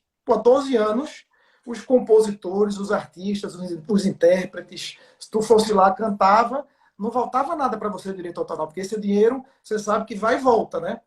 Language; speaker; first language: Portuguese; native; Portuguese